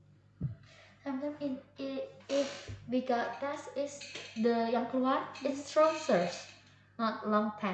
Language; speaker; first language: English; non-native, learner; Indonesian